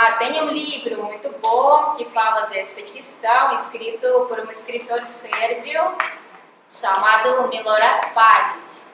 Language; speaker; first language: Portuguese; non-native, fluent; Russian